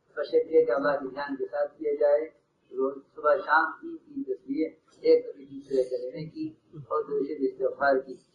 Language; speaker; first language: Urdu; native; Urdu